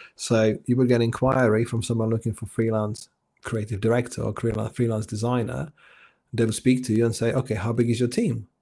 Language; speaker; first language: English; non-native, fluent; Czech